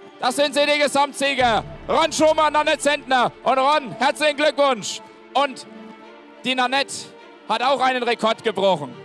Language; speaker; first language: German; native; German